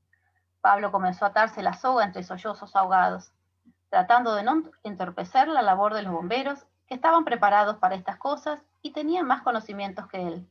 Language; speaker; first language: Spanish; native; Spanish